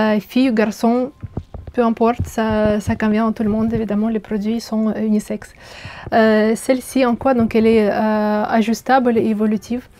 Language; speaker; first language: French; non-native, fluent; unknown